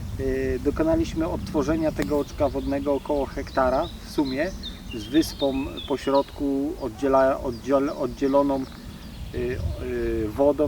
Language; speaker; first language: Polish; native; Polish